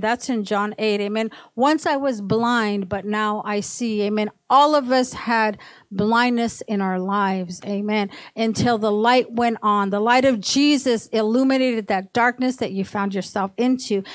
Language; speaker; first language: English; early bilingual, other home language; Spanish